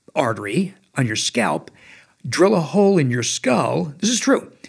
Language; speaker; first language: English; native; English